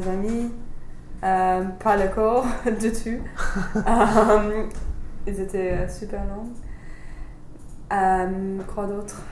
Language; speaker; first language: French; non-native, fluent; English